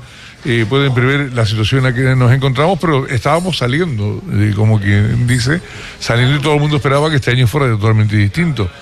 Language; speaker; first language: Spanish; native; Spanish